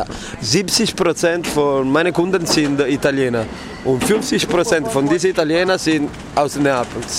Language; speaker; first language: German; non-native, fluent; Italian